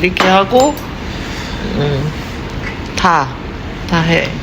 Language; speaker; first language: Korean; non-native, fluent; Filipino